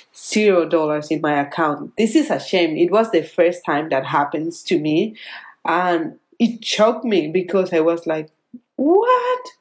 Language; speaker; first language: English; non-native, fluent; Spanish